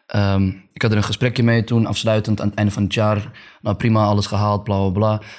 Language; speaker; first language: Dutch; early bilingual, other home language; Arabic